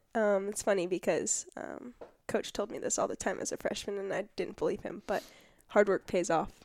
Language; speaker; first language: English; native; English